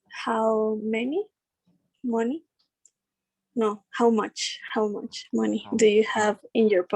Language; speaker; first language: English; non-native, learner; Spanish